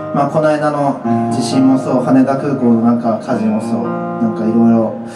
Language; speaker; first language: Japanese; native; Japanese